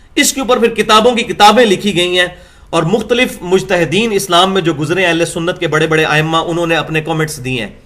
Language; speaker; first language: Urdu; non-native, local second language; Punjabi